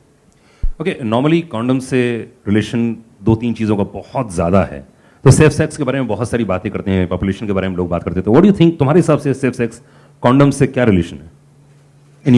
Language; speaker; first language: Hindi; native; Hindi